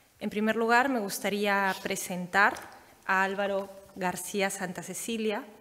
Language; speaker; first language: Spanish; native; Spanish